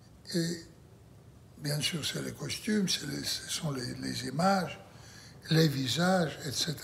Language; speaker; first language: French; non-native, learner; Russian